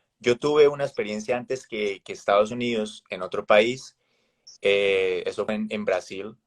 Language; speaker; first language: Spanish; native; Spanish